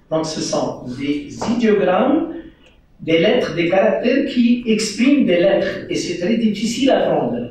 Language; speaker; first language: French; non-native, local second language; Central Atlas Tamazight